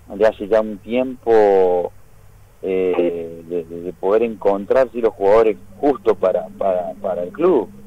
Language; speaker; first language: Spanish; native; Spanish